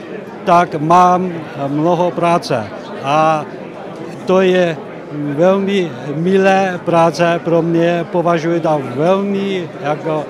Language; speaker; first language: Czech; non-native, learner; Chinese